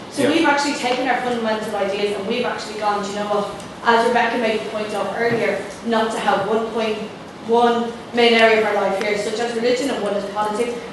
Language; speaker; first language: English; native; English